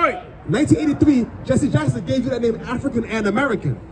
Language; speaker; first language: English; native; English